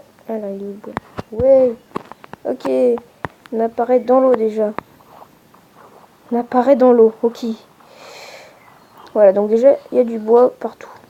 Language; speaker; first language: French; native; French